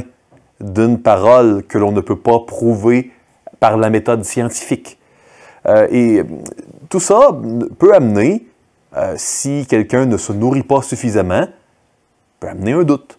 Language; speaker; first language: French; native; French